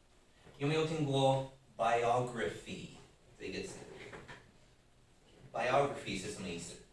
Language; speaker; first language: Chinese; non-native, learner; English